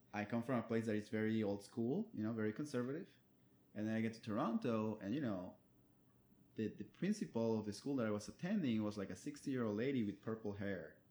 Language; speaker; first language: English; non-native, fluent; Spanish